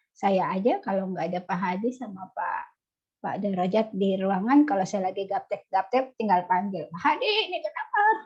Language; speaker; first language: Indonesian; native; Indonesian